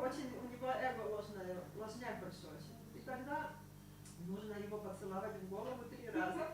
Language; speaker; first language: Russian; non-native, local second language; Lithuanian